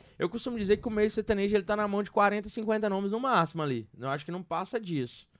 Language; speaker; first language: Portuguese; native; Portuguese